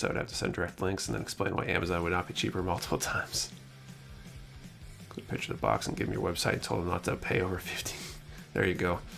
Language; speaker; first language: English; native; English